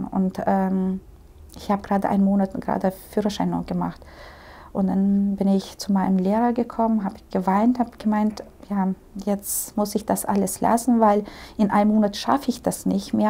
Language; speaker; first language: German; early bilingual, heritage; Russian